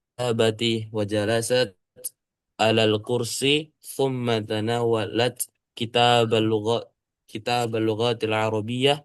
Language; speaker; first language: Arabic; non-native, learner; Indonesian